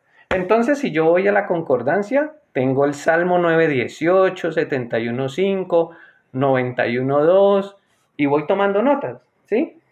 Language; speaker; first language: Spanish; native; Spanish